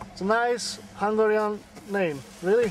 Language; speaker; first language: English; non-native, learner; Hungarian